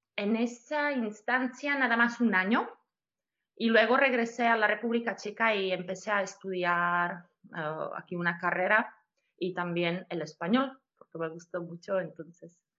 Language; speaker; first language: Spanish; non-native, fluent; Czech